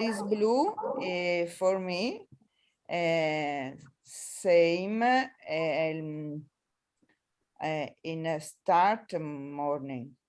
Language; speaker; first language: English; non-native, learner; Italian